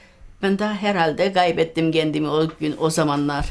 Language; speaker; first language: Turkish; early bilingual, heritage; Turkish